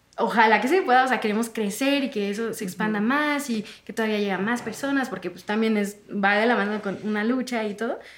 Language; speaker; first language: Spanish; non-native, fluent; French